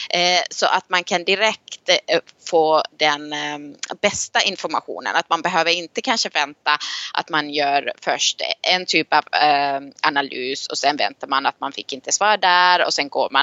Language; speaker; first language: Swedish; non-native, local second language; Finnish